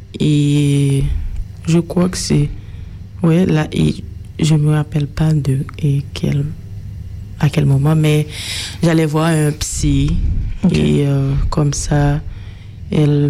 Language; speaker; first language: French; non-native, local second language; Haitian Creole